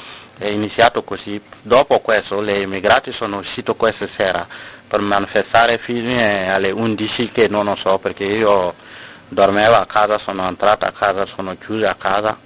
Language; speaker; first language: Italian; non-native, learner; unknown